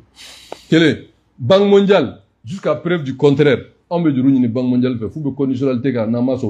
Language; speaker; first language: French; non-native, local second language; Bambara